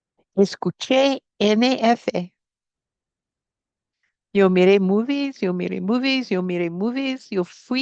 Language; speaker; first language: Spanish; non-native, fluent; English